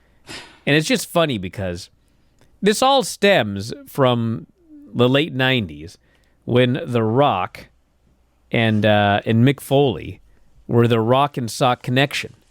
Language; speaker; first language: English; native; English